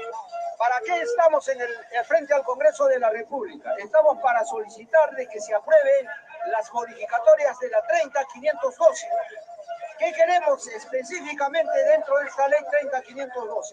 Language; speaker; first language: Spanish; native; Spanish